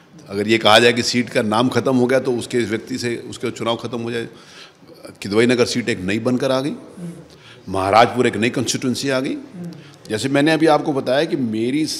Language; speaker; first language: Hindi; native; Hindi